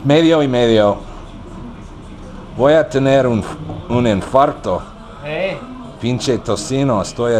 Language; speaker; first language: Spanish; non-native, learner; English